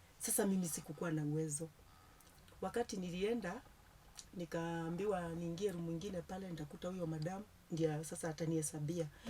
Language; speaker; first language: Swahili; non-native, local second language; Kikuyu